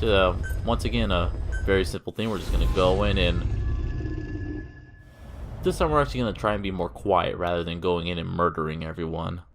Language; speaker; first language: English; native; English